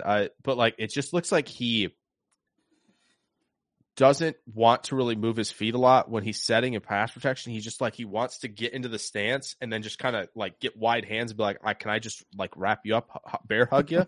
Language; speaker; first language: English; native; English